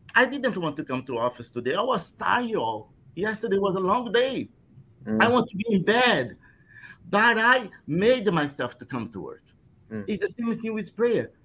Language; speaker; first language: English; non-native, fluent; Portuguese